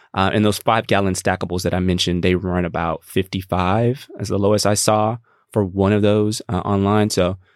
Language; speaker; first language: English; native; English